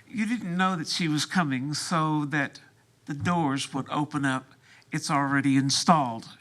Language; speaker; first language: English; early bilingual, other home language; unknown